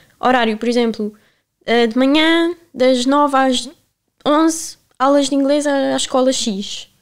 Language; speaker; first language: Portuguese; native; Portuguese